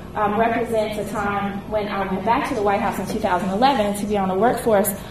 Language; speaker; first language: English; native; English